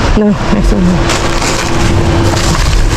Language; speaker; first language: Spanish; non-native, learner; Filipino